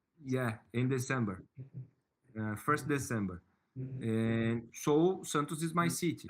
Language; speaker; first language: English; non-native, learner; Portuguese